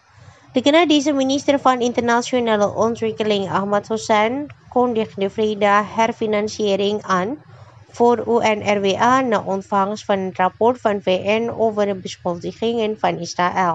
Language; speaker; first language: Dutch; non-native, fluent; Indonesian